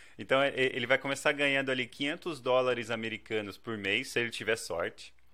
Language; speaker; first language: Portuguese; native; Portuguese